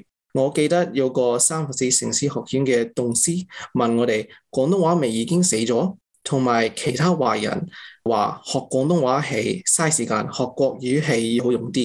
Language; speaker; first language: Cantonese; early bilingual, heritage; English